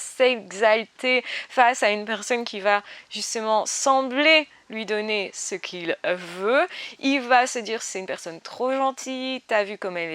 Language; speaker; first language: French; native; French